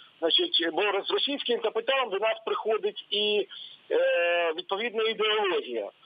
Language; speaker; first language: Ukrainian; native; Ukrainian